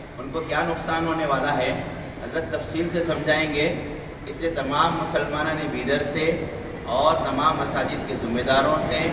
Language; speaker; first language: Urdu; native; Urdu